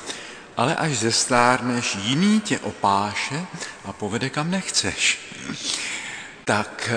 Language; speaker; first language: Czech; native; Czech